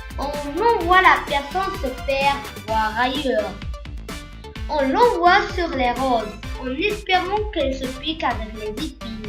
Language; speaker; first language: French; non-native, local second language; Arabic